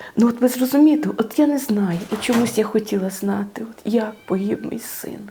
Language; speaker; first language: Ukrainian; native; Ukrainian